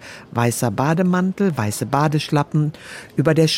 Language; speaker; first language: German; native; German